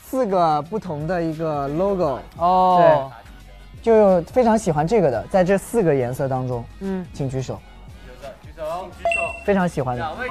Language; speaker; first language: Chinese; native; Chinese